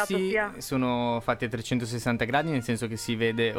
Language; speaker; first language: Italian; native; Italian